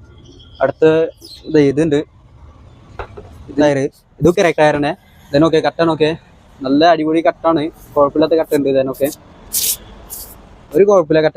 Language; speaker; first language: Malayalam; non-native, local second language; Hindi